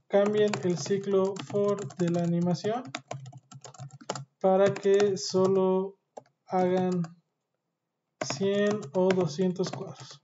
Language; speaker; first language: Spanish; native; Spanish